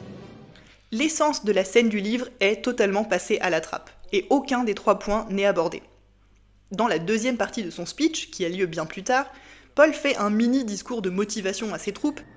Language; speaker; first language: French; native; French